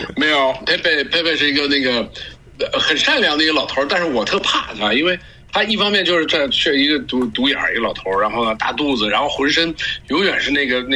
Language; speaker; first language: Chinese; early bilingual, other home language; English